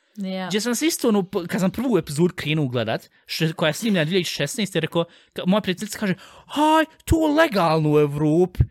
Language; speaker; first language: Bosnian; early bilingual, heritage; Bosnian